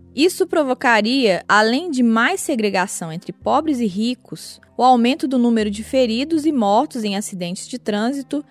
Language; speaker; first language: Portuguese; native; Portuguese